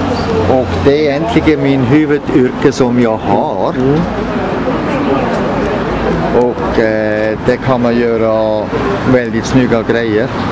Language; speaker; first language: Swedish; non-native, fluent; German